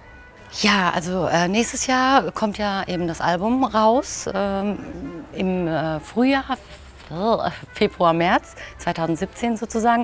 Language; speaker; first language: German; native; German